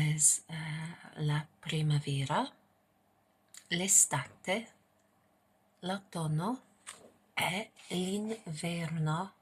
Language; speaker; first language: Italian; non-native, fluent; English